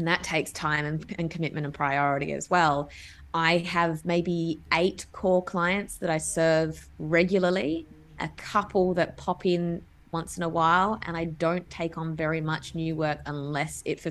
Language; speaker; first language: English; native; English